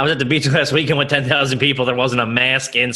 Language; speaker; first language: English; native; English